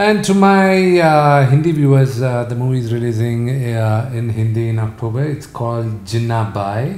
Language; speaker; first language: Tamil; non-native, local second language; Telugu